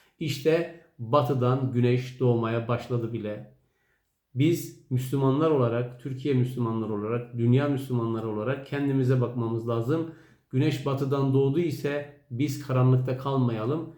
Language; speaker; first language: Turkish; native; Turkish